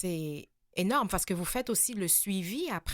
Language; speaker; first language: French; native; French